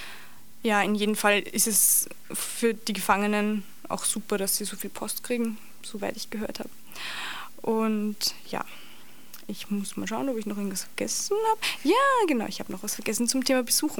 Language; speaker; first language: German; native; German